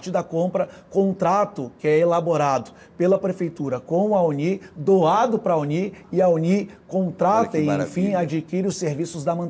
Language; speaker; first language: Portuguese; native; Portuguese